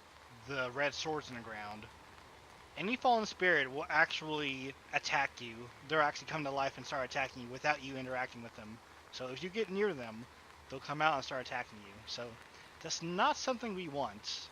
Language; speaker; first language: English; native; English